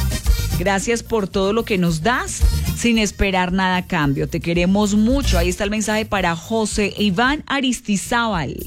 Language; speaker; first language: Spanish; native; Spanish